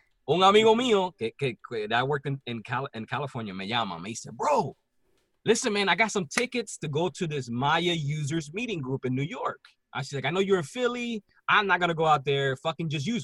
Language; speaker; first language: English; non-native, local second language; Spanish